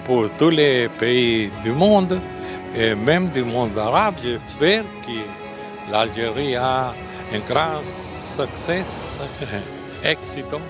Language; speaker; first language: French; non-native, fluent; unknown